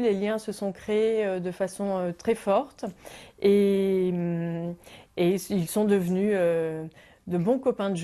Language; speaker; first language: French; native; French